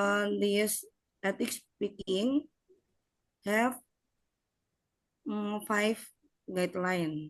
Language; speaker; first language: English; non-native, learner; Indonesian